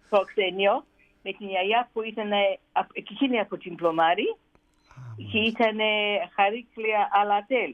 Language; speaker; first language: Greek; early bilingual, heritage; Greek